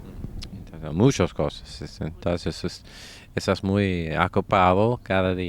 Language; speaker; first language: Spanish; non-native, fluent; English